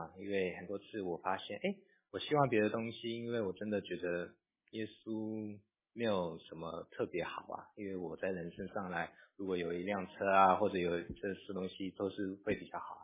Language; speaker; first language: Chinese; early bilingual, heritage; English